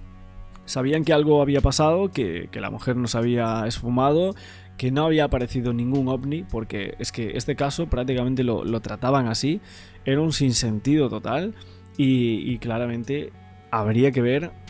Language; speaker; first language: Spanish; native; Spanish